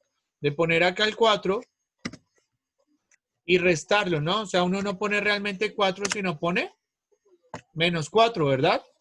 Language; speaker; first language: Spanish; native; Spanish